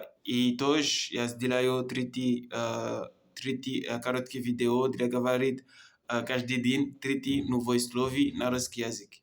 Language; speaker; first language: Russian; non-native, learner; Comorian